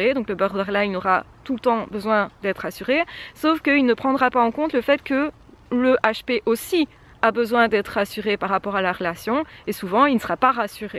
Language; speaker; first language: French; native; French